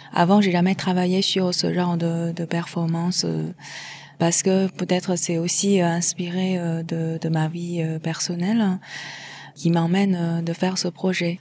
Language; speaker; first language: French; non-native, fluent; Chinese